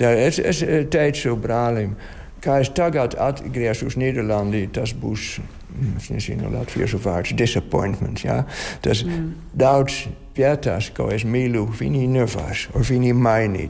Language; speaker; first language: Latvian; non-native, learner; Dutch